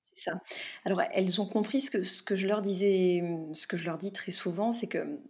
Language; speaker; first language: French; native; French